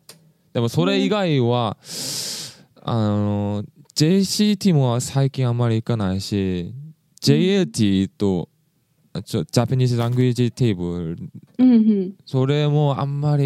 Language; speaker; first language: Japanese; non-native, fluent; English